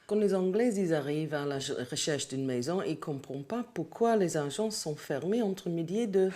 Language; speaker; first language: French; non-native, learner; English